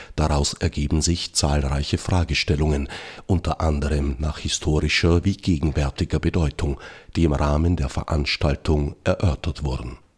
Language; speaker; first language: German; native; German